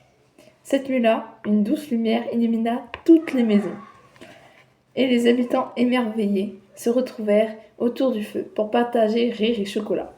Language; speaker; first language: French; native; French